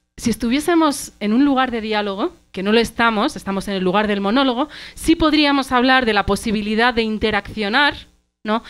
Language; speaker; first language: Spanish; early bilingual, other home language; Arabic